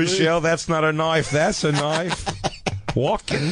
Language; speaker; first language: English; native; English